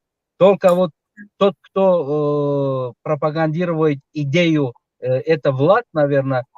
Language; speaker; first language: Russian; non-native, local second language; Tajik